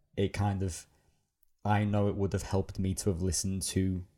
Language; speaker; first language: English; native; English